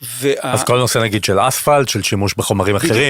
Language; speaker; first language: Hebrew; native; Hebrew